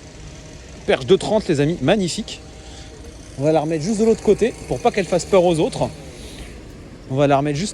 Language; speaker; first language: French; native; French